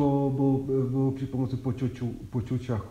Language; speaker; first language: Polish; non-native, fluent; Hungarian